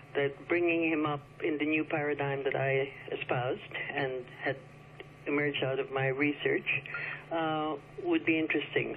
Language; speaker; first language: English; early bilingual, other home language; Chinese